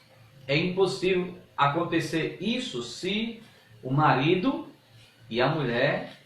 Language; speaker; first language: Portuguese; native; Portuguese